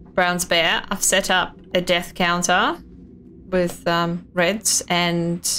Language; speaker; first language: English; non-native, fluent; Russian